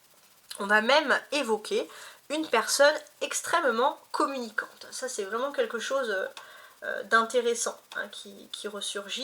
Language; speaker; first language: French; native; French